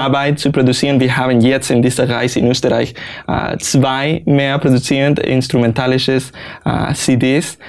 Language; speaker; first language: German; non-native, learner; Spanish